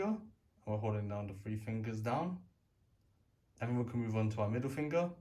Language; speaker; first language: English; native; English